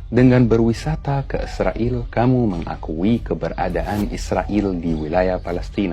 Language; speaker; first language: Indonesian; non-native, fluent; Arabic